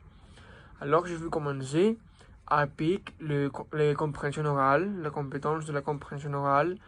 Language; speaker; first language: French; non-native, learner; Spanish